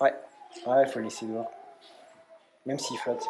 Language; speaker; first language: French; native; French